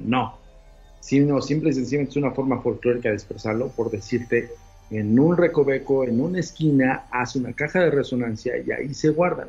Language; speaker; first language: Spanish; native; Spanish